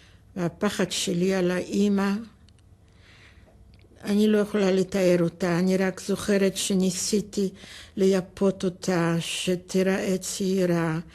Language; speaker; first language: Hebrew; non-native, fluent; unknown